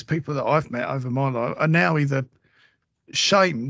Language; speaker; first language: English; native; English